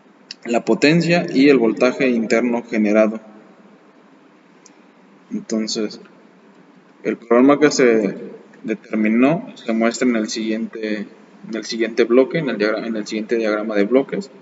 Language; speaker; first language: Spanish; native; Spanish